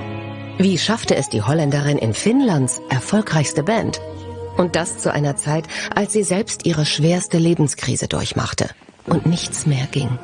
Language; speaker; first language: German; native; German